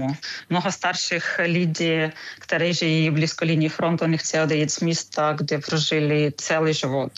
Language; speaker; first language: Czech; non-native, fluent; Ukrainian